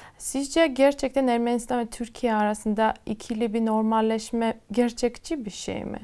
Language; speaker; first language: Turkish; non-native, fluent; Armenian